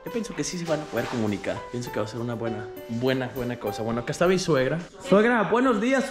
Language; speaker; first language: Spanish; native; Spanish